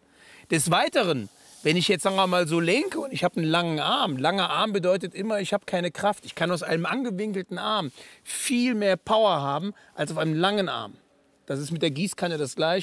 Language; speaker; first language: German; native; German